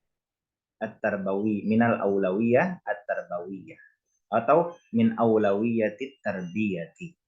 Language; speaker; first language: Arabic; non-native, fluent; Indonesian